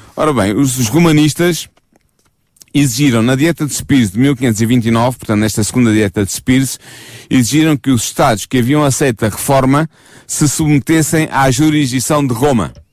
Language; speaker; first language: Portuguese; native; Portuguese